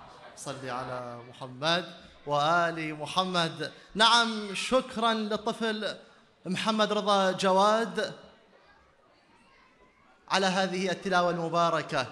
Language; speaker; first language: Arabic; native; Arabic